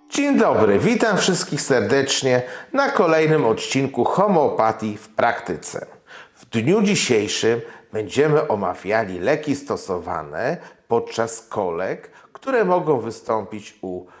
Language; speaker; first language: Polish; native; Polish